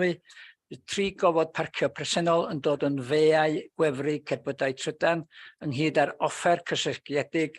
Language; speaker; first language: Welsh; native; Welsh